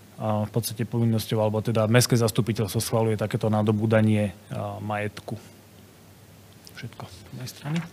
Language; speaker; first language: Slovak; native; Slovak